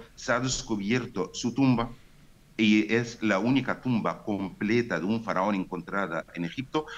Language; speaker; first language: Spanish; non-native, fluent; Arabic